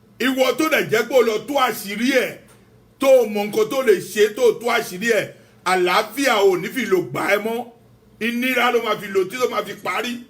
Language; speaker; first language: Yoruba; non-native, local second language; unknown